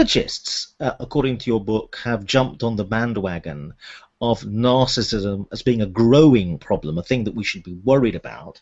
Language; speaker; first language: English; native; English